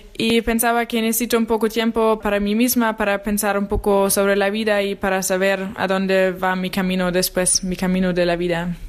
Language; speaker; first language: Spanish; non-native, fluent; German